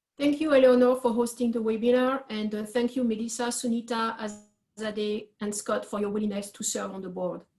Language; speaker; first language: English; non-native, fluent; French